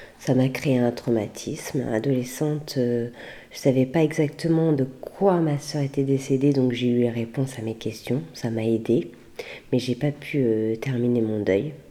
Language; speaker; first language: French; native; French